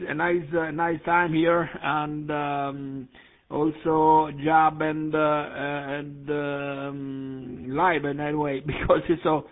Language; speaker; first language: English; non-native, learner; Italian